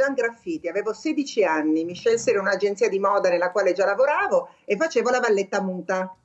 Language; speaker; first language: Italian; native; Italian